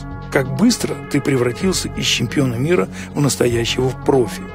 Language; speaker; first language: Russian; native; Russian